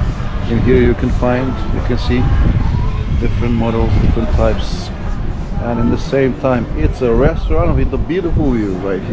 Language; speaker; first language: English; non-native, fluent; Turkish